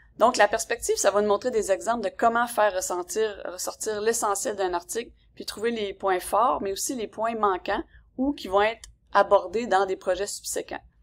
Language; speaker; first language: French; native; French